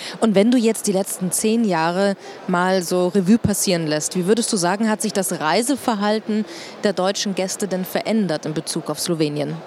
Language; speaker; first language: German; native; German